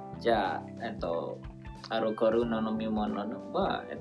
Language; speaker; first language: Japanese; non-native, learner; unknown